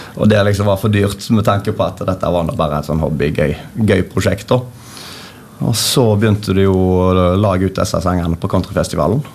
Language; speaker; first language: Norwegian; native; Norwegian